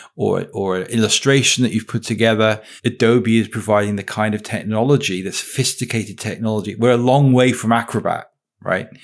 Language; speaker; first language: English; native; English